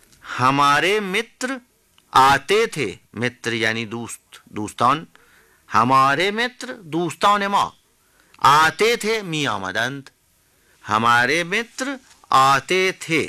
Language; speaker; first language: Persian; non-native, fluent; Hindi